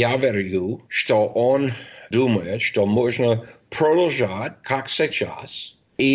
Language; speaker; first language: Russian; non-native, fluent; English